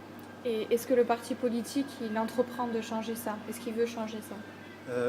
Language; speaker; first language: French; native; French